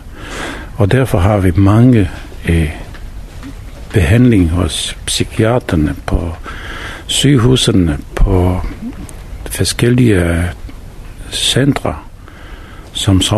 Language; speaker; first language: Danish; non-native, fluent; Bosnian